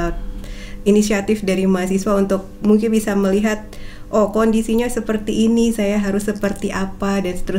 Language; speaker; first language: Indonesian; native; Indonesian